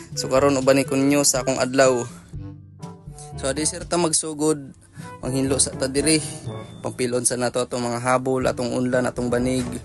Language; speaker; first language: Cebuano; non-native, local second language; Surigaonon